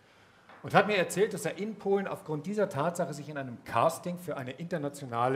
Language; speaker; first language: German; native; German